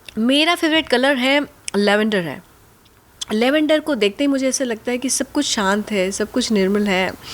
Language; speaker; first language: Hindi; non-native, local second language; Gujarati